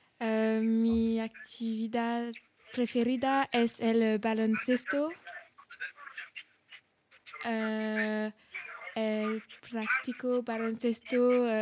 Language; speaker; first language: Spanish; non-native, learner; French